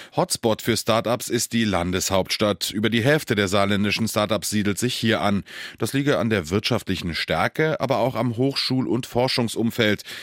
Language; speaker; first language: German; native; German